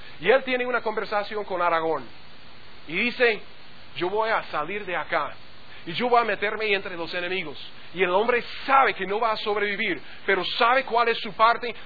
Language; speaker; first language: Spanish; non-native, fluent; English